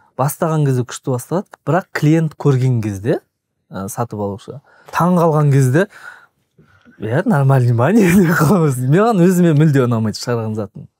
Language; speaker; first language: Kazakh; native; Kazakh